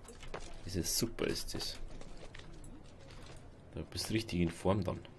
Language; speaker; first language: German; native; German